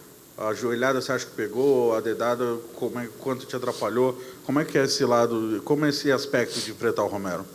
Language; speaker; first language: Portuguese; native; Portuguese